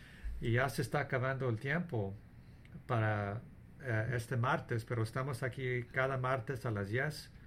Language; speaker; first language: Spanish; early bilingual, heritage; English